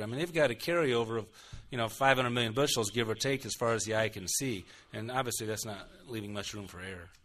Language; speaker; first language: English; native; English